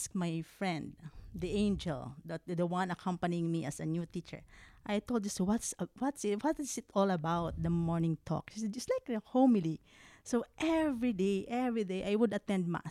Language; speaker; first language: English; non-native, local second language; Hiligaynon